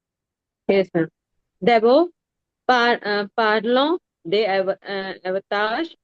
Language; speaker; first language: French; non-native, learner; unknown